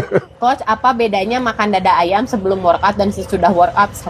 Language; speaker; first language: Indonesian; native; Indonesian